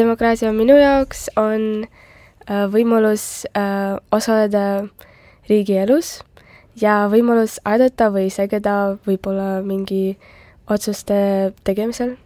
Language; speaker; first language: Estonian; non-native, local second language; Russian